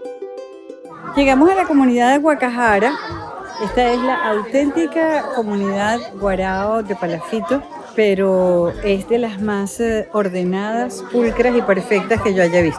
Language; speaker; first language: Spanish; native; Spanish